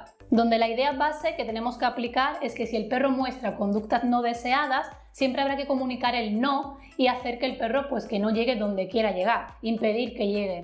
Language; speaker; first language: Spanish; native; Spanish